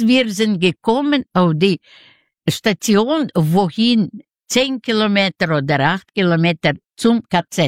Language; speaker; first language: German; non-native, learner; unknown